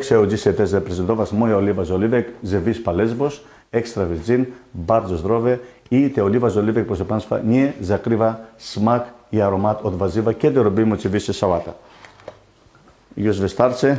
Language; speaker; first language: Polish; non-native, fluent; Greek